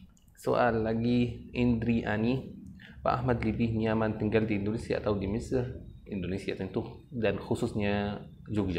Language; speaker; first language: Indonesian; non-native, fluent; Arabic